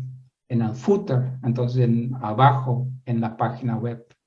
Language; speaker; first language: Spanish; non-native, fluent; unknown